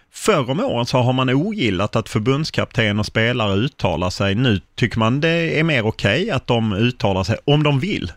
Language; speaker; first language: Swedish; native; Swedish